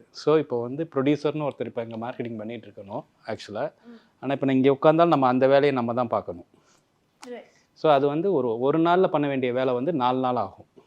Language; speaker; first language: Tamil; native; Tamil